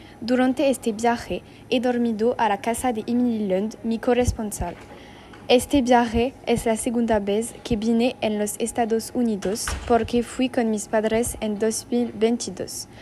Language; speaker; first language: Spanish; non-native, learner; French